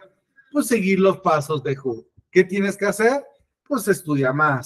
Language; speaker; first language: Spanish; native; Spanish